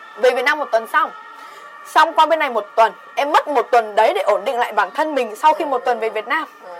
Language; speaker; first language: Vietnamese; native; Vietnamese